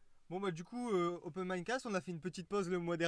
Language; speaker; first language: French; native; French